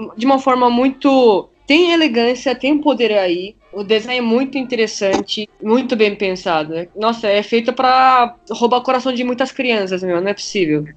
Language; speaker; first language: Portuguese; early bilingual, other home language; Japanese